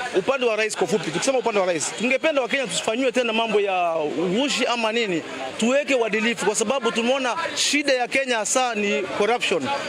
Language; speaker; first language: Swahili; native; Swahili